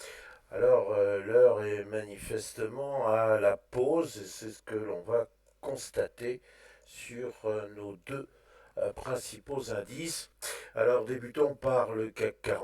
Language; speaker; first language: French; native; French